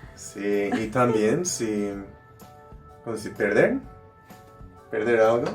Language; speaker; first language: Spanish; non-native, learner; English